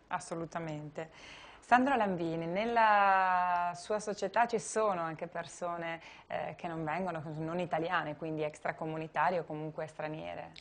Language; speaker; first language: Italian; native; Italian